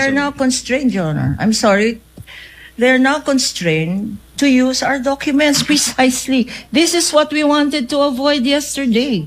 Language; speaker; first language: English; non-native, local second language; Filipino